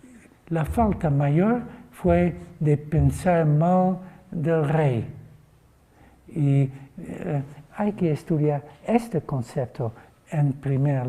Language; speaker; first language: Spanish; non-native, fluent; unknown